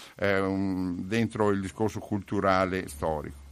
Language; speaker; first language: Italian; native; Italian